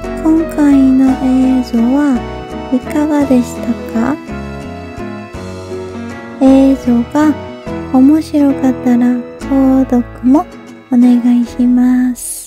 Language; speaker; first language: Japanese; non-native, learner; Korean